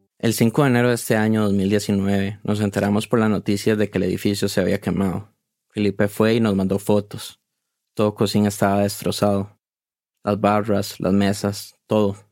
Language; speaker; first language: Spanish; native; Spanish